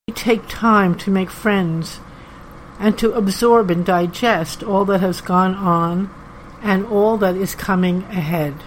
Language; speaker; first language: English; native; English